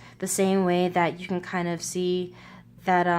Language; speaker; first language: English; native; English